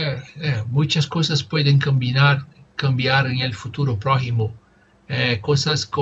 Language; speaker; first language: Spanish; non-native, fluent; Portuguese